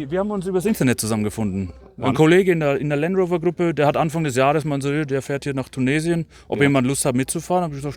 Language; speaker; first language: German; native; German